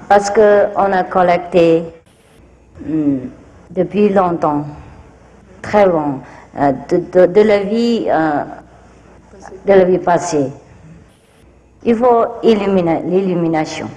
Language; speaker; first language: French; non-native, fluent; Vietnamese